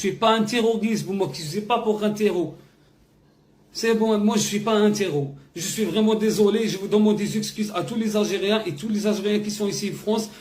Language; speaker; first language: French; non-native, learner; Arabic